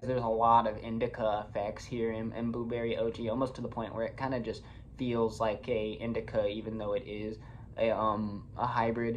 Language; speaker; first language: English; native; English